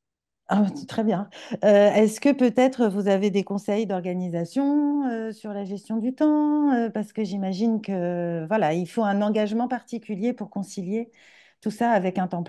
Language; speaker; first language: French; native; French